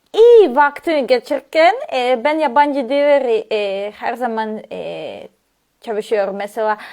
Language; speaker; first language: Turkish; non-native, learner; Serbian